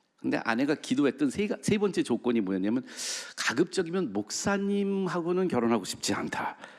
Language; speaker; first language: Korean; early bilingual, heritage; Korean